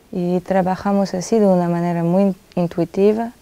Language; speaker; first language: Spanish; non-native, fluent; French